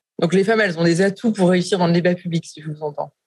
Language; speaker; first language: French; native; French